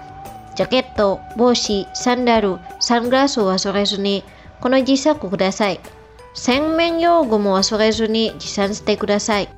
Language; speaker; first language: Japanese; non-native, fluent; Indonesian